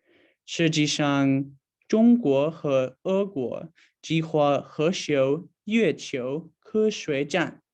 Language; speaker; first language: Chinese; non-native, learner; English